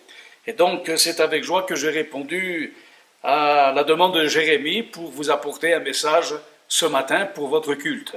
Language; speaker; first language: French; native; French